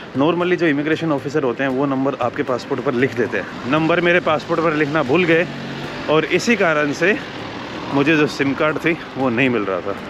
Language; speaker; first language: Hindi; native; Hindi